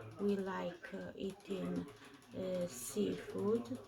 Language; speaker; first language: English; non-native, learner; Polish